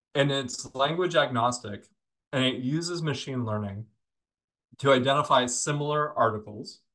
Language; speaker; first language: English; native; English